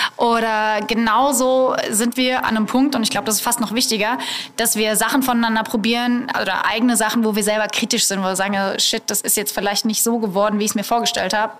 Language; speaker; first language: German; native; German